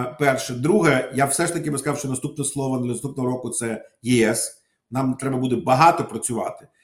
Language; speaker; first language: Ukrainian; non-native, local second language; Russian